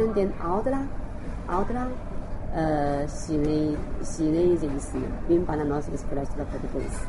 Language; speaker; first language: Portuguese; non-native, learner; Chinese